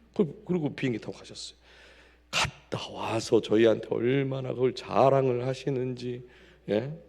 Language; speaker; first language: Korean; native; Korean